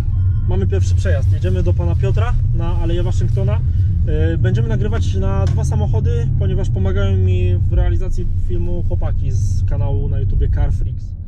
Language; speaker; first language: Polish; native; Polish